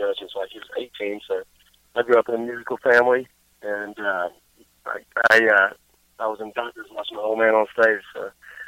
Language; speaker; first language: English; native; English